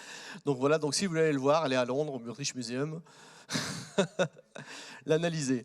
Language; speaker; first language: French; native; French